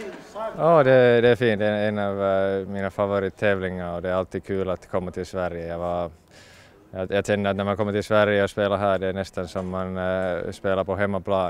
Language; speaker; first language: Swedish; non-native, fluent; Finnish